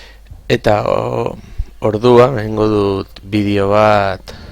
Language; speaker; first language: Basque; non-native, local second language; Spanish